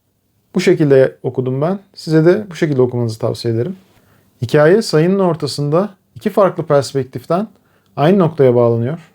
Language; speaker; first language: Turkish; native; Turkish